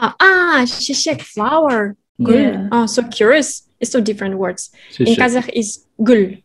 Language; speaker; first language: English; non-native, fluent; Kazakh